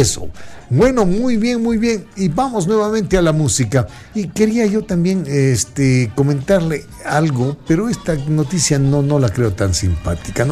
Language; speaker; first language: Spanish; native; Spanish